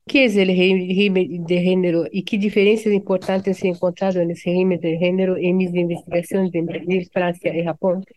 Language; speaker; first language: Portuguese; early bilingual, other home language; Japanese